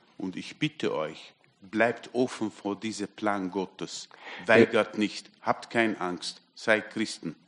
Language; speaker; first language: German; non-native, fluent; Armenian